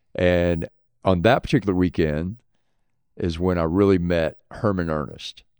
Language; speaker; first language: English; native; English